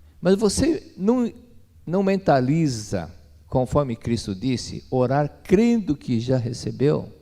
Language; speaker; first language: Portuguese; native; Portuguese